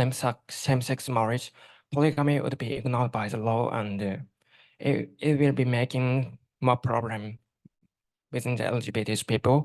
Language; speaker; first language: English; non-native, fluent; Japanese